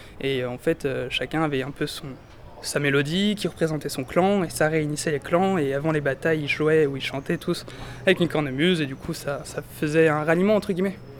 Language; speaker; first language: French; native; French